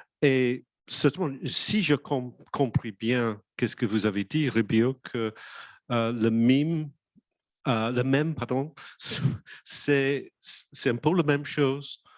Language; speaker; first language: French; non-native, fluent; English